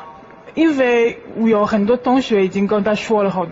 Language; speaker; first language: Chinese; non-native, learner; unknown